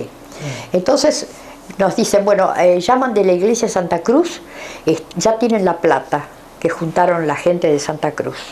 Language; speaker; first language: Spanish; native; Spanish